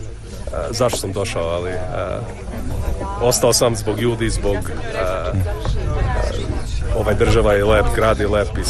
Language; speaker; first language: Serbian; early bilingual, heritage; Serbian